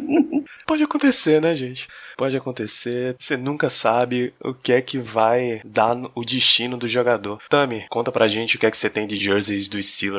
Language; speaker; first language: Portuguese; native; Portuguese